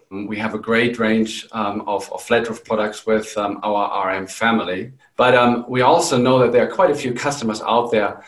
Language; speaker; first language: English; non-native, fluent; German